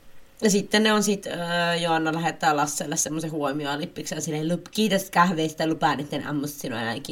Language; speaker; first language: Finnish; native; Finnish